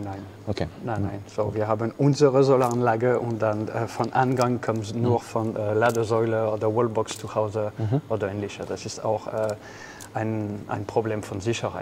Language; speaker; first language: German; non-native, fluent; French